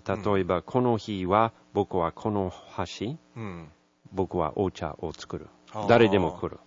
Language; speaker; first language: Japanese; non-native, learner; English